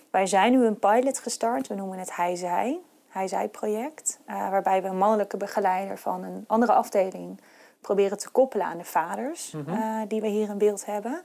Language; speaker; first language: Dutch; native; Dutch